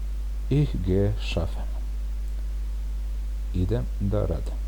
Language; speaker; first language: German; non-native, fluent; Bosnian